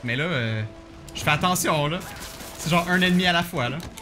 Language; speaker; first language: French; native; French